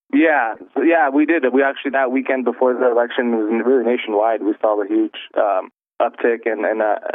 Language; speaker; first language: English; native; English